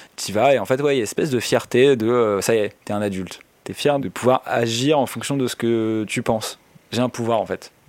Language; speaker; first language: French; native; French